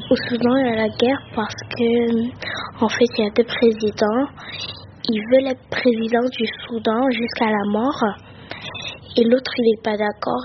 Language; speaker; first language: French; early bilingual, other home language; Arabic